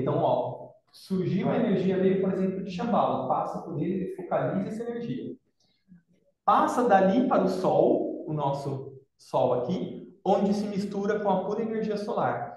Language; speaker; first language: Portuguese; native; Portuguese